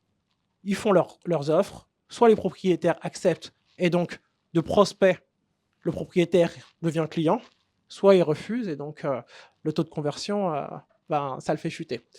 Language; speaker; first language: French; native; French